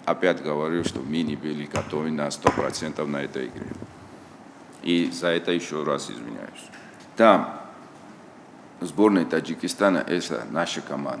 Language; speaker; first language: Russian; non-native, local second language; Tajik